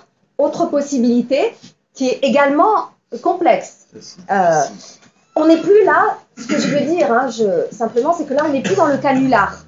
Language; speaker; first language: French; native; French